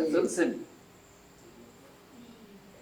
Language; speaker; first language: Turkish; non-native, learner; Urdu